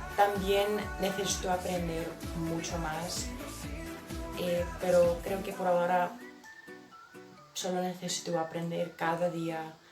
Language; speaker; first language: Spanish; non-native, learner; English